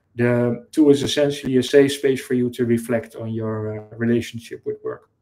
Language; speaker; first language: English; non-native, fluent; Dutch